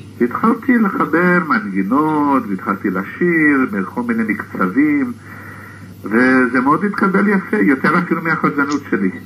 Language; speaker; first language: Hebrew; early bilingual, other home language; English